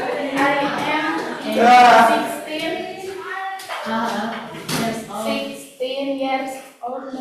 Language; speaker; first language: English; non-native, learner; Indonesian